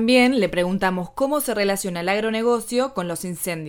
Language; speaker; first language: Spanish; native; Spanish